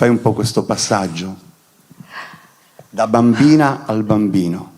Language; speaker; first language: Italian; native; Italian